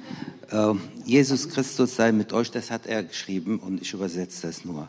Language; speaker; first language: German; non-native, fluent; Arabic